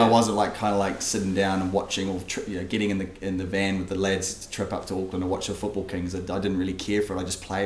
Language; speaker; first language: English; native; English